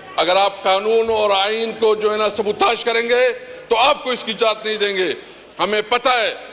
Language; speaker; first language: Urdu; non-native, local second language; Pashto